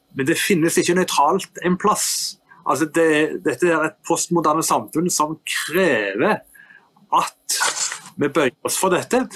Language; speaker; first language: Norwegian; native; Norwegian